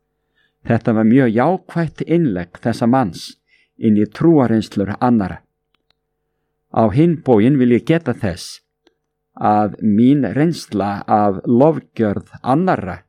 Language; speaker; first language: Icelandic; native; Icelandic